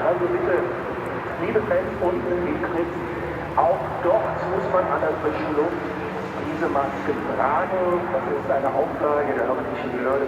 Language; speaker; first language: German; native; German